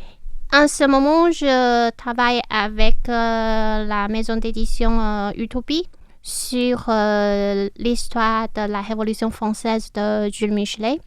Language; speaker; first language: French; non-native, fluent; Chinese